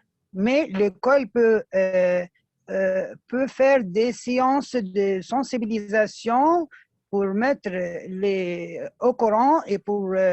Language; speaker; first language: French; non-native, fluent; Arabic